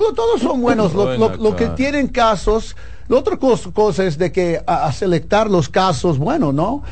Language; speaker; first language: Spanish; early bilingual, heritage; Spanish